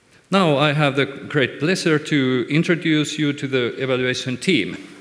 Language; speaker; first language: English; non-native, fluent; Finnish